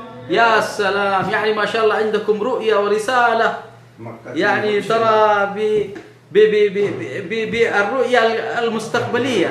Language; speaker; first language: Arabic; non-native, fluent; Urdu